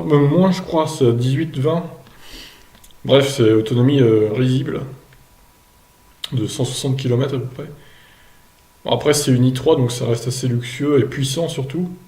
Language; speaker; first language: French; native; French